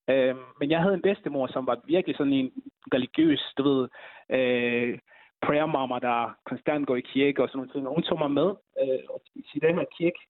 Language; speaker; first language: Danish; early bilingual, other home language; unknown